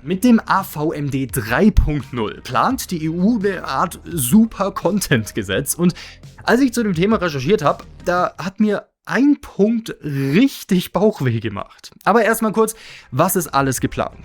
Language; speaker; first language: German; native; German